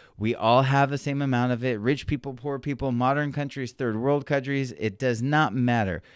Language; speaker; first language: English; native; English